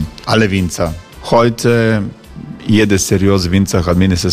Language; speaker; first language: German; non-native, learner; Croatian